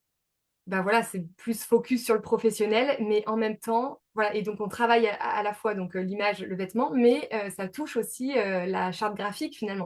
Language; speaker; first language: French; native; French